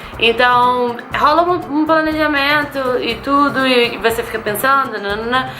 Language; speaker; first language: Portuguese; native; Portuguese